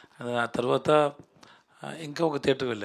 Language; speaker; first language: Telugu; non-native, learner; Tamil